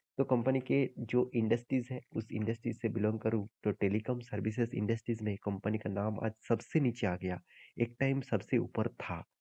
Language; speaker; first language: Hindi; native; Hindi